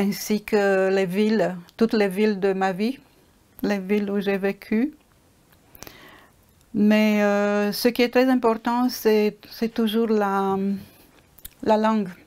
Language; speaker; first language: French; non-native, fluent; Romanian